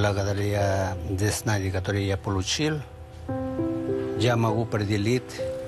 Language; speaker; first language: Russian; non-native, learner; Spanish